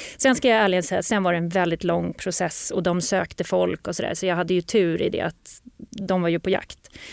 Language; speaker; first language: Swedish; native; Swedish